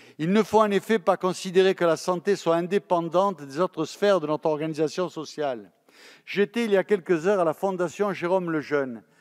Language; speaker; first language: French; native; French